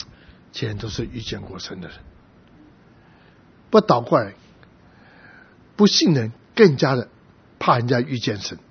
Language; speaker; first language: Chinese; native; Chinese